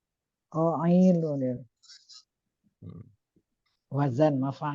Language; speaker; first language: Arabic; non-native, learner; Indonesian